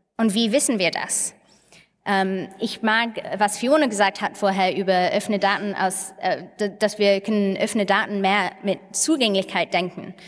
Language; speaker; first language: German; non-native, fluent; English